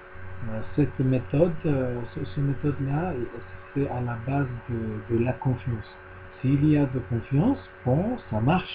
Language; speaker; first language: French; non-native, learner; Spanish